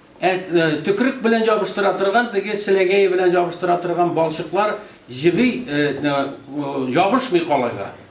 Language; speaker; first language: Tatar; native; Tatar